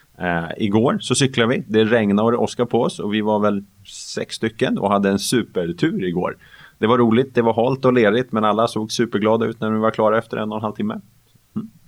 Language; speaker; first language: Swedish; native; Swedish